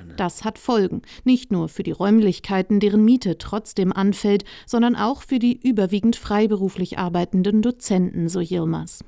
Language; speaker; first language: German; native; German